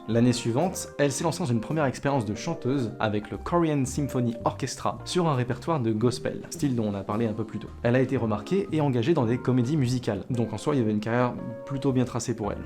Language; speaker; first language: French; native; French